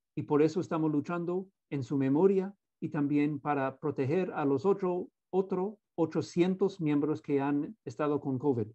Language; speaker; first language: Spanish; non-native, fluent; English